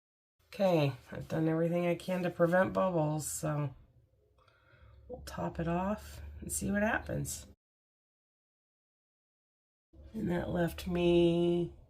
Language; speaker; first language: English; native; English